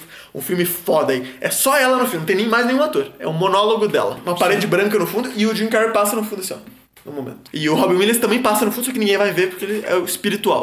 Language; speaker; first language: Portuguese; native; Portuguese